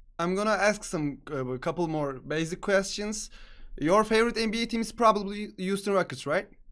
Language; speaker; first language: English; non-native, fluent; Turkish